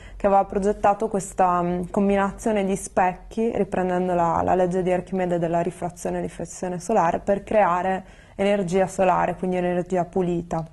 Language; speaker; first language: Italian; native; Italian